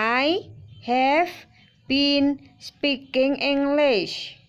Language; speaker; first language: English; non-native, fluent; Indonesian